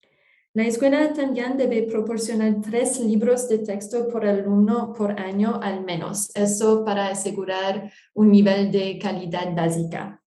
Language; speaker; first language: Spanish; non-native, fluent; French